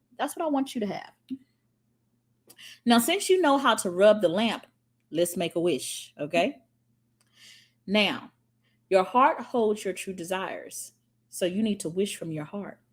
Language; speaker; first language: English; native; English